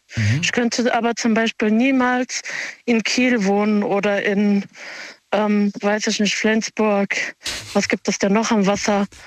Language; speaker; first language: German; native; German